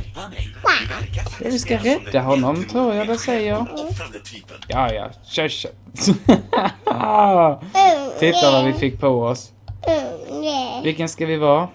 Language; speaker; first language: Swedish; native; Swedish